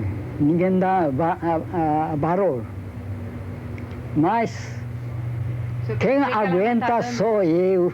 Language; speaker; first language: Portuguese; non-native, learner; Japanese